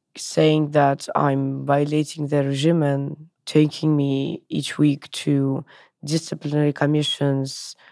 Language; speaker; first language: English; non-native, learner; Russian